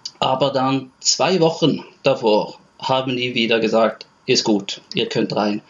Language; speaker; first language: German; non-native, fluent; Norwegian